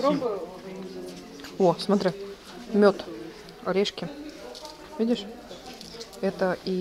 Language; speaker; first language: Russian; native; Russian